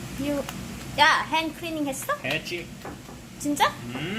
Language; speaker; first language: Korean; non-native, learner; Thai